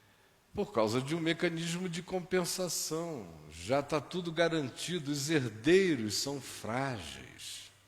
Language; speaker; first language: Portuguese; native; Portuguese